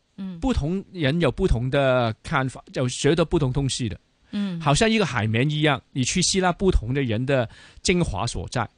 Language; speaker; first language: Chinese; non-native, local second language; Cantonese